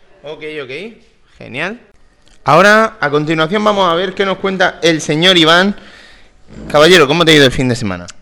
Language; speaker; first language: Spanish; native; Spanish